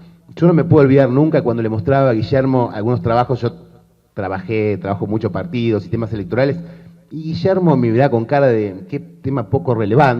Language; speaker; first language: Spanish; native; Spanish